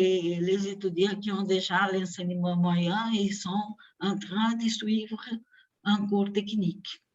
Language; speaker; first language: French; non-native, fluent; Portuguese